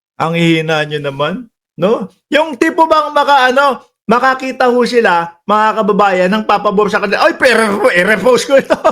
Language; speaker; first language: Filipino; native; Filipino